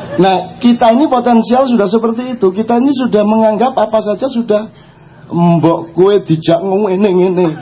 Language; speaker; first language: Indonesian; non-native, local second language; Javanese